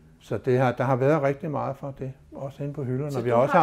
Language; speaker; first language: Danish; native; Danish